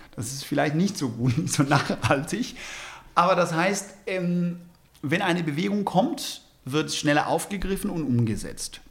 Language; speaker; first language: German; non-native, fluent; Danish